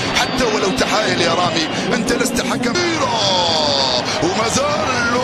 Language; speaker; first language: Arabic; native; Arabic